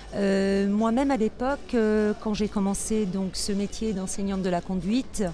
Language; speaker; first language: French; native; French